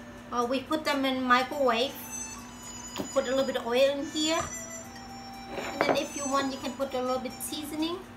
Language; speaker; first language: English; non-native, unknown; Vietnamese